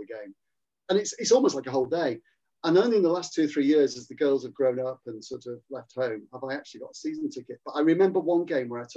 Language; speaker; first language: English; native; English